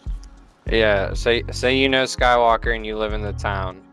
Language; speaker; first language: English; native; English